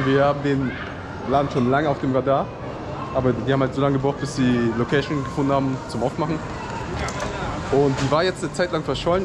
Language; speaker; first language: German; native; German